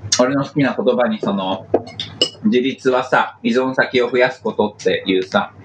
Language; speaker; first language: Japanese; native; Japanese